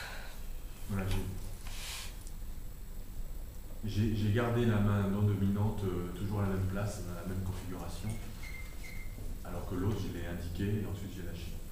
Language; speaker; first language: French; native; French